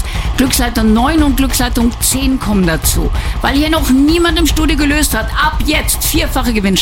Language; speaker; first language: German; native; German